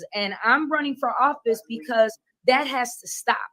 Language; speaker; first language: English; native; English